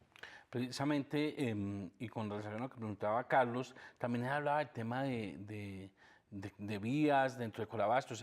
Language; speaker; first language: Spanish; native; Spanish